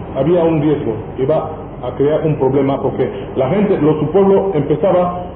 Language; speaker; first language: Spanish; non-native, fluent; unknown